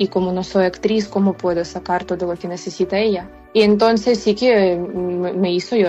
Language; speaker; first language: Spanish; non-native, fluent; Ukrainian